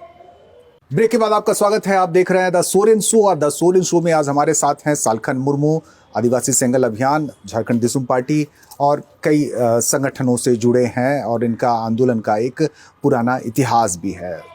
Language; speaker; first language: Hindi; native; Hindi